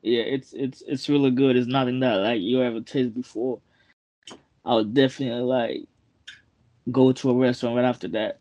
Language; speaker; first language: English; non-native, fluent; French